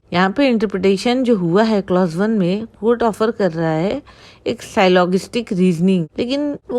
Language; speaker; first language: Hindi; native; Hindi